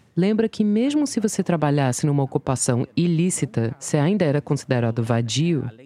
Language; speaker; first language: Portuguese; non-native, fluent; English